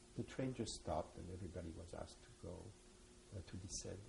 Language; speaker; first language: English; early bilingual, other home language; French